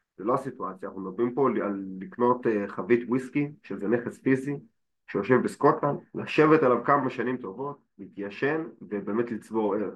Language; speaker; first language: Hebrew; native; Hebrew